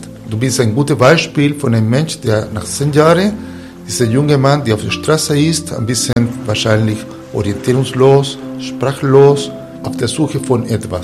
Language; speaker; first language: German; non-native, fluent; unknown